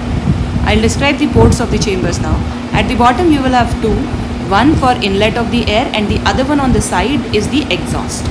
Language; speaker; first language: English; non-native, local second language; Hindi